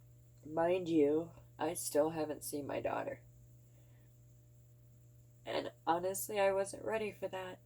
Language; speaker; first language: English; native; English